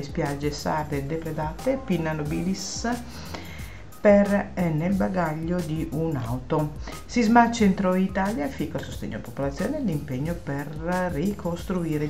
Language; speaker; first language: Italian; native; Italian